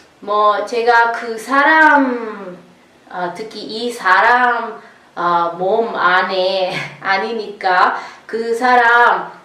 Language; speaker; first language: Korean; non-native, learner; Italian